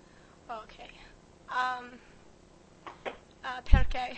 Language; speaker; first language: Italian; non-native, learner; English